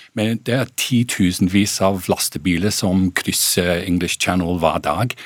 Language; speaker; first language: Norwegian; non-native, fluent; English